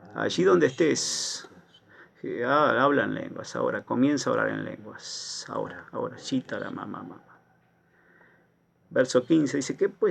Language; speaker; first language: Spanish; native; Spanish